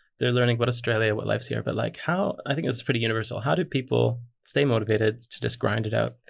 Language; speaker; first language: English; native; English